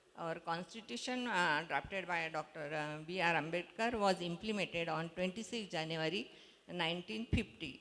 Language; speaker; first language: English; non-native, local second language; Marathi